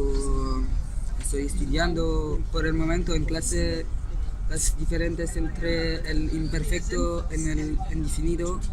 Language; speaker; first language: Spanish; non-native, learner; French